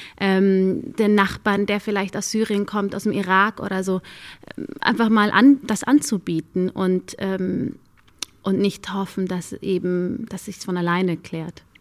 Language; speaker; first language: German; early bilingual, other home language; Amharic